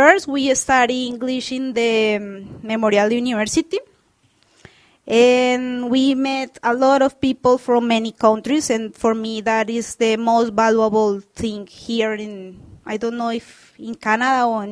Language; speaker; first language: English; non-native, fluent; Spanish